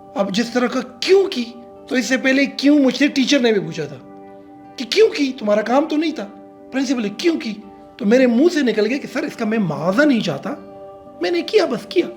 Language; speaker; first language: Urdu; non-native, local second language; Pashto